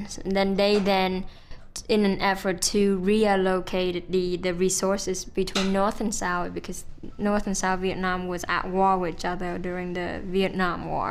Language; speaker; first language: English; non-native, fluent; Vietnamese